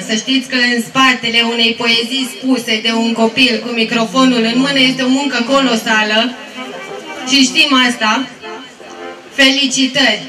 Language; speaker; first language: Romanian; native; Romanian